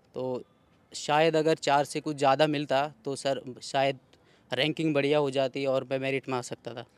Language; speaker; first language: Hindi; native; Hindi